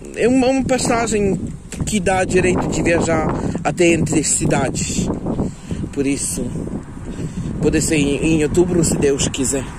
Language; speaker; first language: Portuguese; non-native, fluent; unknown